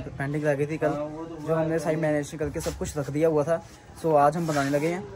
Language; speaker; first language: Hindi; non-native, local second language; Punjabi